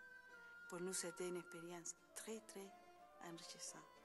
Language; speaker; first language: French; non-native, fluent; Spanish